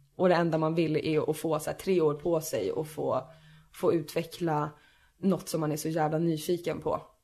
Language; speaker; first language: Swedish; native; Swedish